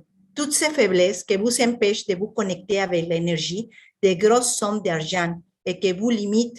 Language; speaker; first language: French; non-native, fluent; Spanish